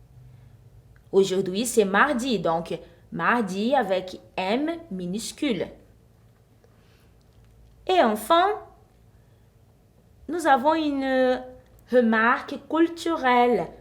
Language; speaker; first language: French; non-native, fluent; Portuguese